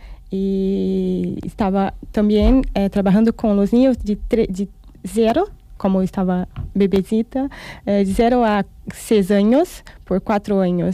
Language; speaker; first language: Spanish; non-native, learner; Portuguese